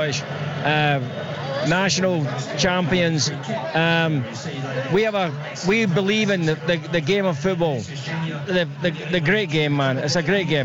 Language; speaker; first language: English; native; English